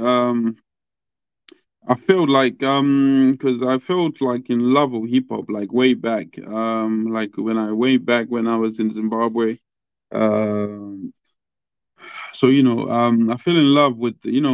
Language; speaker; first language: English; non-native, local second language; Shona